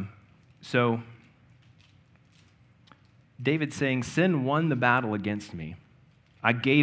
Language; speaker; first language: English; native; English